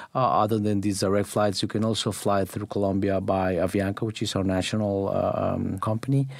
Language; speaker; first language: English; non-native, fluent; Spanish